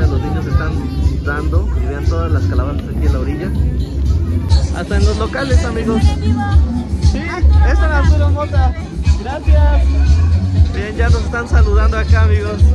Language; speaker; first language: Spanish; native; Spanish